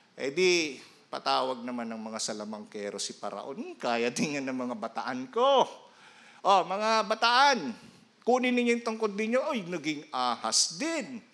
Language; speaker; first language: Filipino; non-native, local second language; Bikol